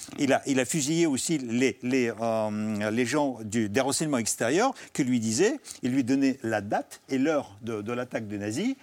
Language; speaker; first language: French; non-native, fluent; Russian